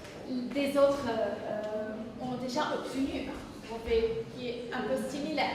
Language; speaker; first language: French; non-native, fluent; English